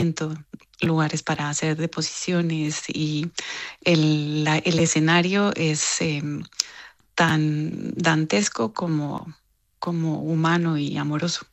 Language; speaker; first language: Spanish; native; Spanish